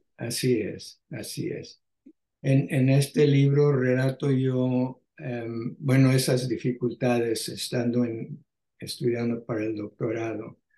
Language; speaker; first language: Spanish; early bilingual, heritage; Spanish